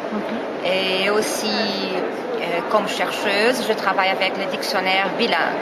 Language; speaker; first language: French; non-native, fluent; Portuguese